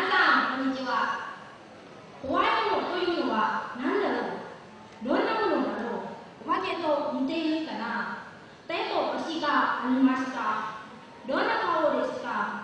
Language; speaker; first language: Japanese; non-native, learner; Lao